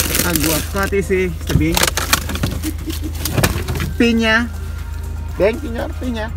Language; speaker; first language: Spanish; non-native, learner; Filipino